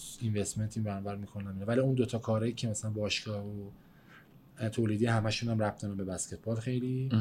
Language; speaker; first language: Persian; native; Persian